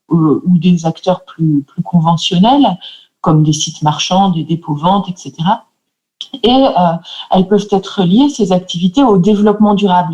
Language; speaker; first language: French; native; French